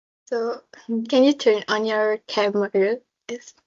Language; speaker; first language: English; non-native, local second language; Malay